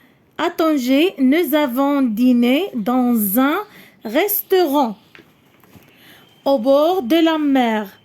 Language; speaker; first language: French; non-native, local second language; Arabic